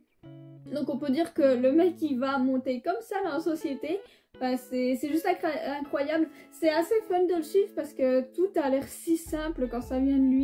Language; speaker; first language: French; native; French